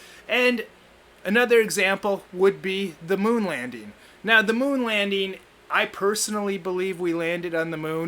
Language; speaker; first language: English; native; English